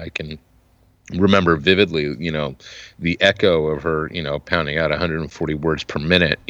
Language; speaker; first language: English; native; English